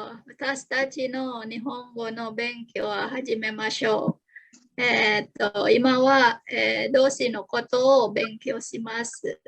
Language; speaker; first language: Japanese; non-native, fluent; Indonesian